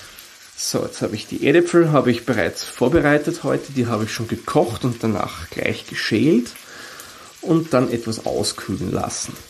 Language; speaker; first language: German; native; German